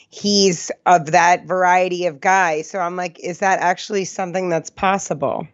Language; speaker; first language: English; native; English